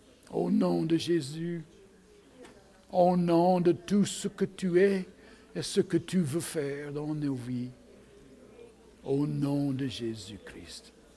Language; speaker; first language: French; non-native, fluent; English